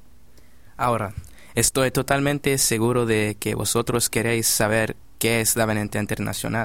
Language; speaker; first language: Spanish; non-native, learner; English